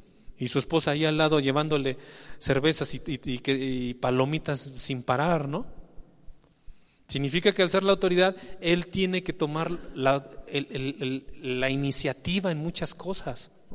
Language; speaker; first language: Spanish; native; Spanish